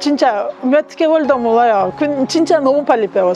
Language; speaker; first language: Korean; non-native, learner; Lithuanian